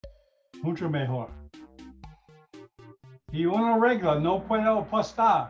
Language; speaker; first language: Spanish; non-native, learner; English